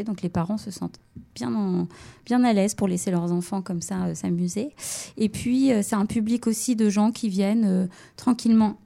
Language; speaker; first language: French; native; French